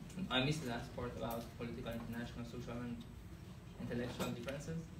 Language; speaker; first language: English; non-native, fluent; Persian